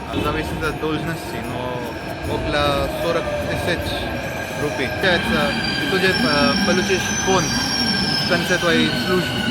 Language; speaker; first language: Russian; non-native, learner; Hindi